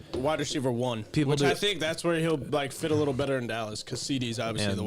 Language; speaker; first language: English; native; English